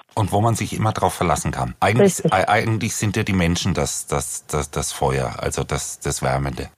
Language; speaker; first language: German; native; German